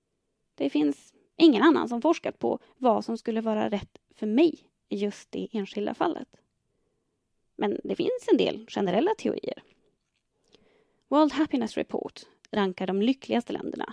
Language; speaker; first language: Swedish; native; Swedish